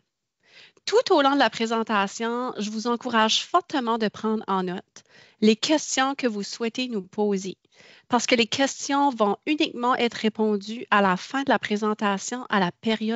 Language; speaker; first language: French; native; French